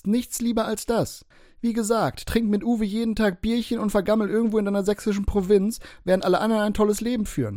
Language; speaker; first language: German; native; German